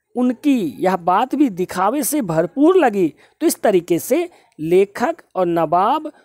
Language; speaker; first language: Hindi; native; Hindi